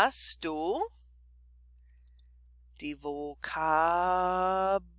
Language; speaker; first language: German; non-native, fluent; English